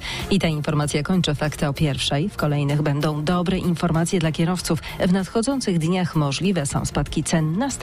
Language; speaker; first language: Polish; native; Polish